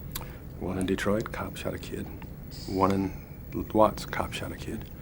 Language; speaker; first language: English; native; English